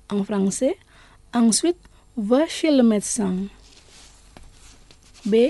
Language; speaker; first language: French; non-native, fluent; Indonesian